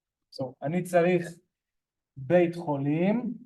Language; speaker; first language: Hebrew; non-native, fluent; English